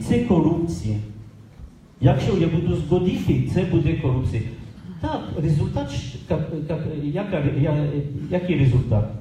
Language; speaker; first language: Ukrainian; non-native, learner; French